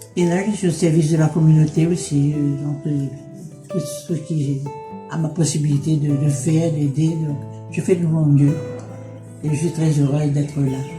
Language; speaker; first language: French; native; French